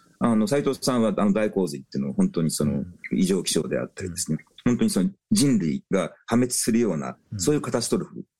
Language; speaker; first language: Japanese; native; Japanese